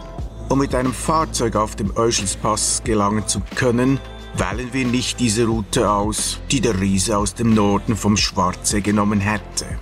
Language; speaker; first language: German; native; German